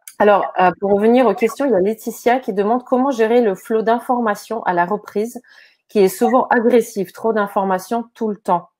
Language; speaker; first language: French; non-native, fluent; Ukrainian